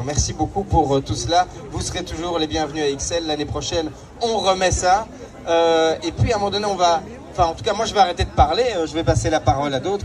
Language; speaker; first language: French; native; French